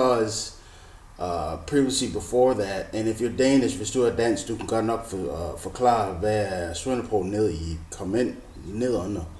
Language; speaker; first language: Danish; non-native, learner; English